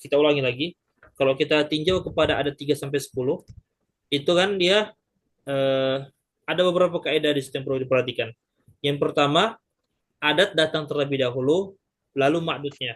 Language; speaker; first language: Indonesian; native; Indonesian